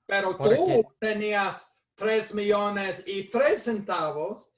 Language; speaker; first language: Spanish; non-native, fluent; English